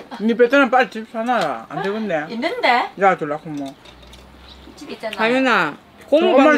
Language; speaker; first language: Korean; native; Korean